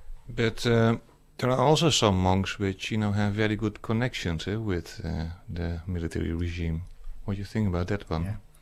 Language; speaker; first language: English; non-native, fluent; Dutch